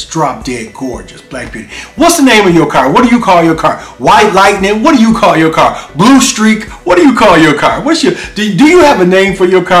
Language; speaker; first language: English; native; English